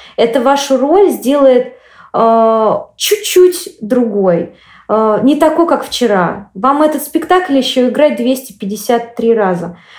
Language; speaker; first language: Russian; native; Russian